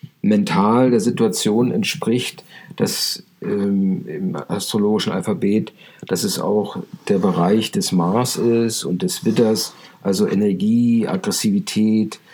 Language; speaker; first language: German; native; German